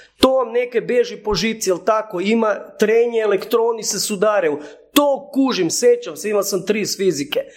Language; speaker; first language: Croatian; native; Croatian